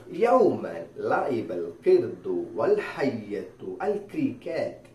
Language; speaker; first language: Arabic; non-native, fluent; Malayalam